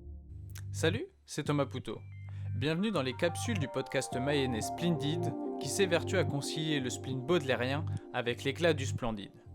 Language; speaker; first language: French; native; French